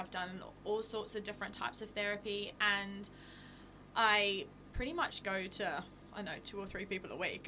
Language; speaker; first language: English; native; English